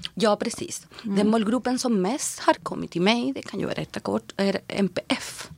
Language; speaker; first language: Swedish; non-native, fluent; Spanish